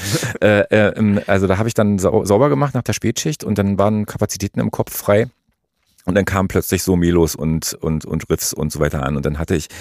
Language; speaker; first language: German; native; German